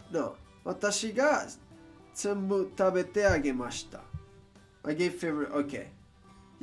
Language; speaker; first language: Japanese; non-native, learner; English